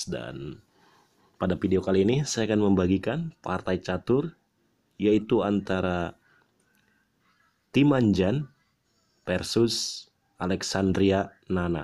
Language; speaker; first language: Indonesian; native; Indonesian